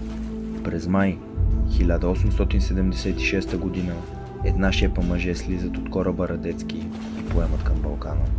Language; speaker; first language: Bulgarian; native; Bulgarian